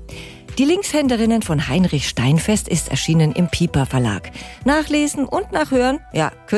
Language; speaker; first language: German; native; German